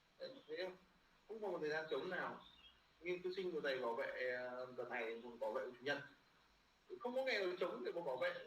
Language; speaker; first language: Vietnamese; native; Vietnamese